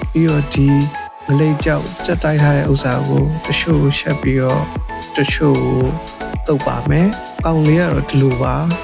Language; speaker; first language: Burmese; native; Burmese